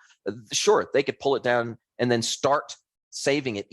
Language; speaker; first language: English; native; English